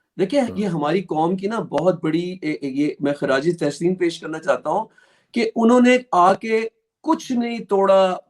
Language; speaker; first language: Urdu; native; Urdu